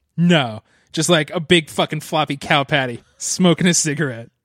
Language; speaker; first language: English; native; English